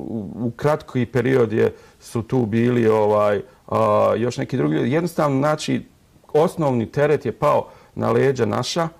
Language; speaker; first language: Serbian; native; Serbian